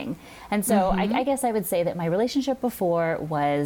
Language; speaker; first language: English; native; English